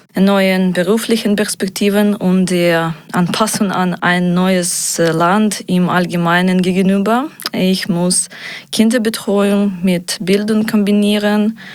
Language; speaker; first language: German; non-native, learner; Ukrainian